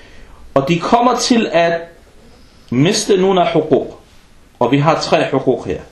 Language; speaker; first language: Danish; non-native, fluent; Arabic